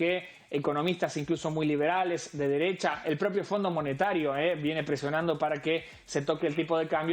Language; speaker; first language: Spanish; native; Spanish